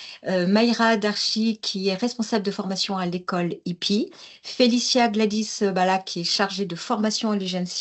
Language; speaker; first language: French; native; French